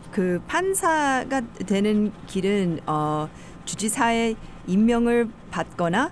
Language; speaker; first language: Korean; early bilingual, heritage; Korean